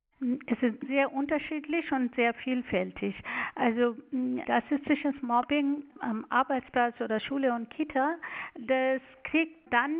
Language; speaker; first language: German; non-native, fluent; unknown